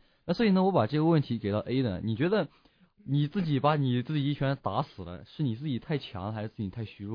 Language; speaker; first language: Chinese; native; Chinese